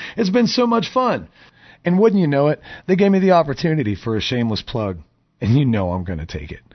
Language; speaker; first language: English; native; English